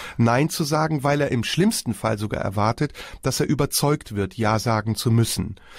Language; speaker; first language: German; early bilingual, other home language; Turkish